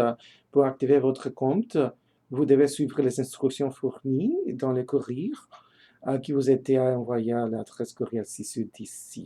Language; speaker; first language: French; non-native, learner; English